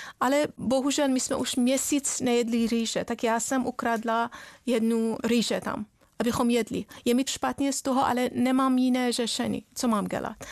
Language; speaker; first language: Czech; non-native, fluent; Persian